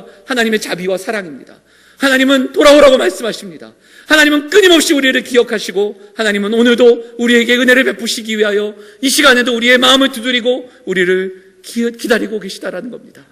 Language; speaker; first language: Korean; native; Korean